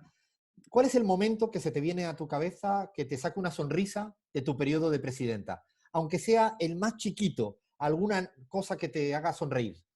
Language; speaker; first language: Spanish; native; Spanish